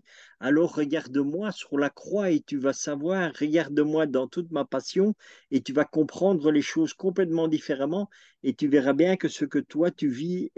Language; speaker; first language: French; native; French